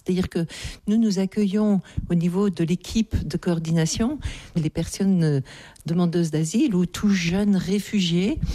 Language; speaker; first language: French; native; French